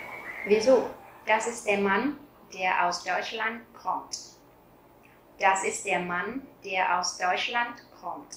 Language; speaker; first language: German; non-native, fluent; Vietnamese